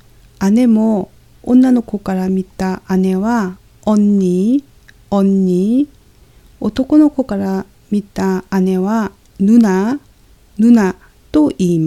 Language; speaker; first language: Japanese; non-native, fluent; Korean